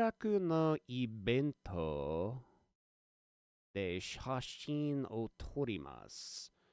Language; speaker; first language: Japanese; non-native, learner; English